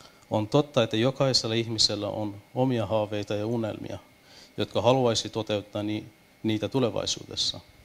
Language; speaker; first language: Finnish; non-native, fluent; Persian